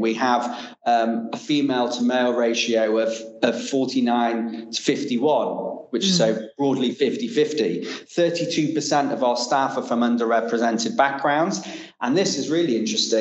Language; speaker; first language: English; native; English